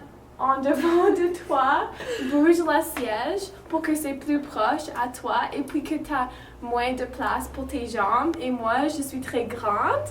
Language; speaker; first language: French; non-native, learner; English